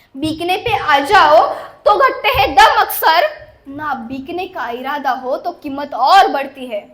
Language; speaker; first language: Hindi; non-native, local second language; Marathi